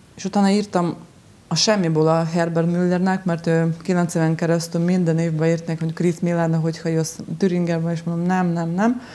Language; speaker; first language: Hungarian; non-native, fluent; Russian